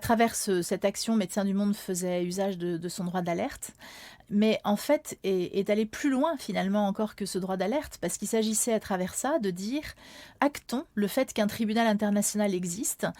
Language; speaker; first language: French; native; French